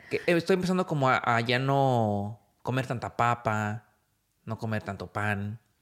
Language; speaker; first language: Spanish; native; Spanish